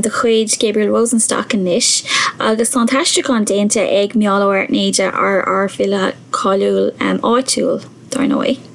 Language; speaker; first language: Irish; non-native, local second language; English